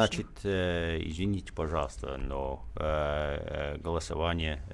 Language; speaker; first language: Russian; non-native, fluent; English